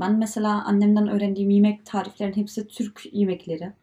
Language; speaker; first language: Turkish; early bilingual, heritage; Turkish